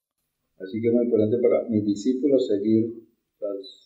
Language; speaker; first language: Spanish; native; Spanish